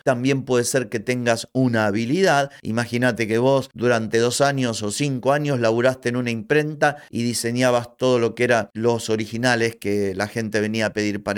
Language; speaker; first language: Spanish; native; Spanish